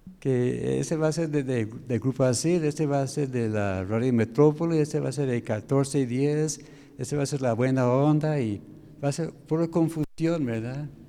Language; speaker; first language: Spanish; non-native, fluent; English